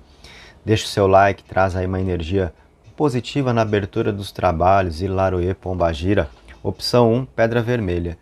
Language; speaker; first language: Portuguese; native; Portuguese